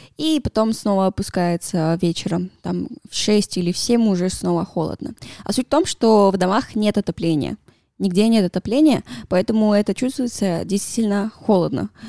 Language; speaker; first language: Russian; non-native, fluent; Spanish